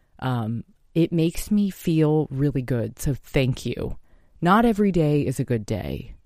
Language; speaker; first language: English; native; English